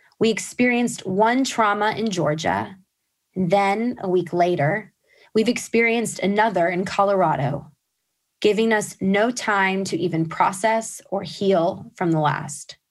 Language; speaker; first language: English; native; English